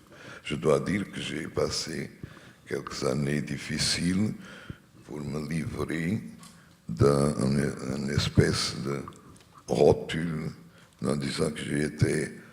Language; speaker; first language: French; non-native, fluent; Portuguese